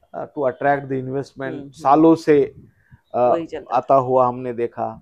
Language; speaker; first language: Hindi; non-native, local second language; Marathi